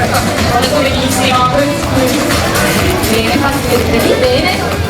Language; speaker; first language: Italian; native; Italian